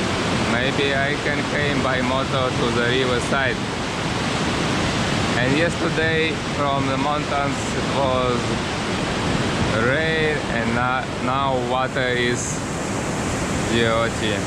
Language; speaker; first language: English; non-native, learner; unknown